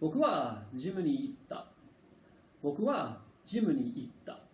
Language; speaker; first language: Japanese; non-native, fluent; English